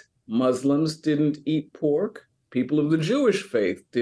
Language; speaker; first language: English; native; English